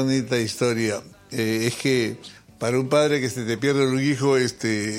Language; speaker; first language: Spanish; native; Spanish